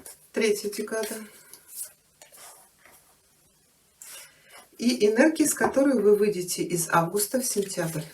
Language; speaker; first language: Russian; native; Russian